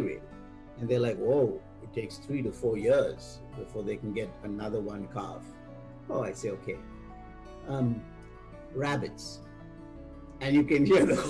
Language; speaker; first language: English; non-native, local second language; Tamil